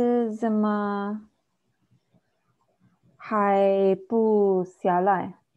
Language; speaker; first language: Chinese; non-native, learner; English